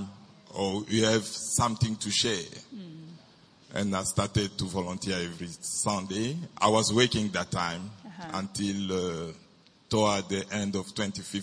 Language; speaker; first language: English; non-native, fluent; French